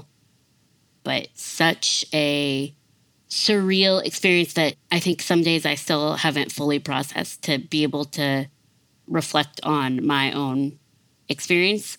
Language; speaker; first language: English; native; English